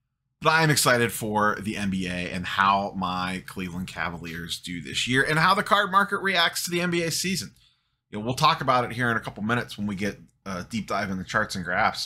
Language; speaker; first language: English; native; English